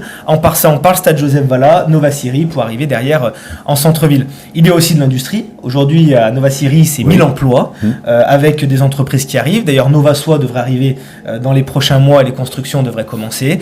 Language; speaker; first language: French; native; French